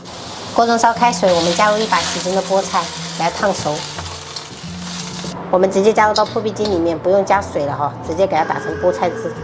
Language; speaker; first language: Chinese; native; Chinese